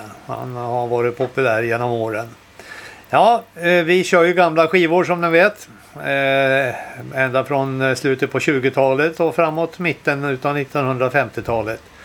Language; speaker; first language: Swedish; native; Swedish